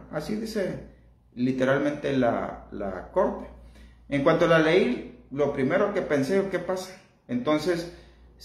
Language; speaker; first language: Spanish; native; Spanish